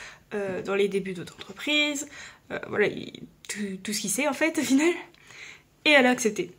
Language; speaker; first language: French; native; French